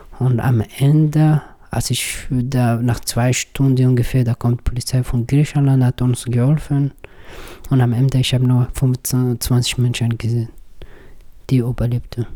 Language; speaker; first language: German; non-native, learner; Persian